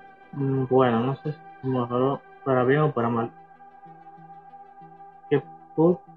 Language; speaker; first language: Spanish; native; Spanish